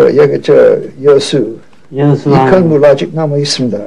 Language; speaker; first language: Korean; non-native, fluent; English